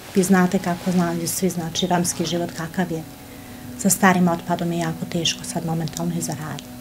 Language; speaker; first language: Bosnian; native; Bosnian